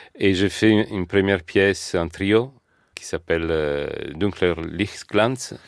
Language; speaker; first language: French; non-native, fluent; Italian